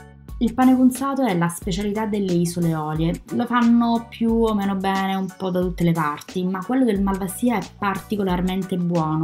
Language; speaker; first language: Italian; native; Italian